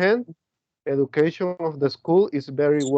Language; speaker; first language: English; non-native, learner; Spanish